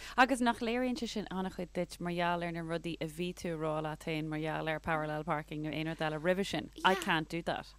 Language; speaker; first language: Irish; non-native, local second language; English